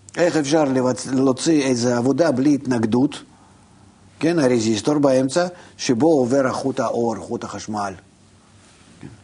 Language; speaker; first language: Hebrew; non-native, fluent; Russian